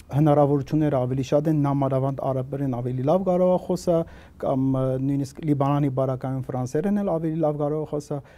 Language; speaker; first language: Armenian; early bilingual, heritage; Armenian